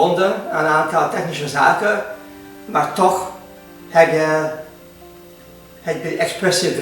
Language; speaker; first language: Dutch; non-native, fluent; Hungarian